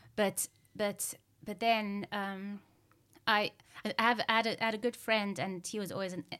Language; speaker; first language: English; native; English